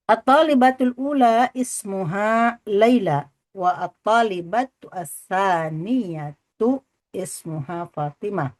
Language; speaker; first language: Arabic; non-native, fluent; Indonesian